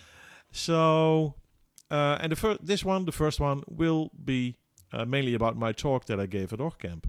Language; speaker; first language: English; non-native, fluent; Dutch